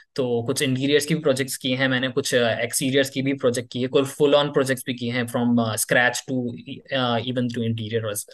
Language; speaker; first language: Hindi; native; Hindi